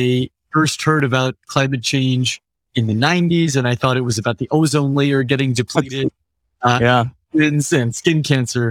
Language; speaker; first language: English; native; English